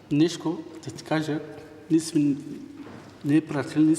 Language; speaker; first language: Bulgarian; non-native, local second language; Turkish